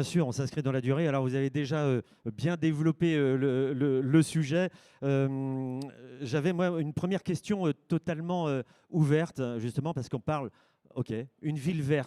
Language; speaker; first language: French; native; French